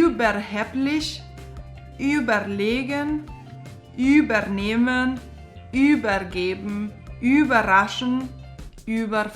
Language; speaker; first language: German; non-native, fluent; Spanish